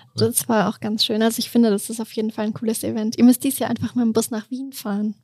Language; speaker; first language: German; native; German